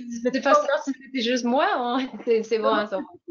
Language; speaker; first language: French; non-native, fluent; English